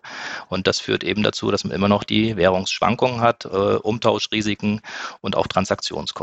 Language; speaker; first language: German; native; German